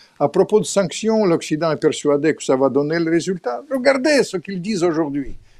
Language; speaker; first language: French; non-native, fluent; Russian